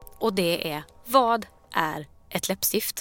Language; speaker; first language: Swedish; native; Swedish